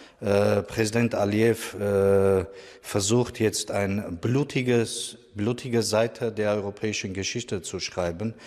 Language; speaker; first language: German; non-native, fluent; Armenian